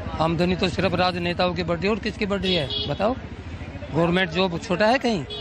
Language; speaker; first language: Hindi; native; Hindi